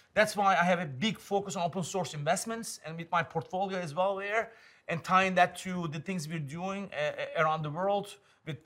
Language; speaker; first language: English; non-native, fluent; Turkish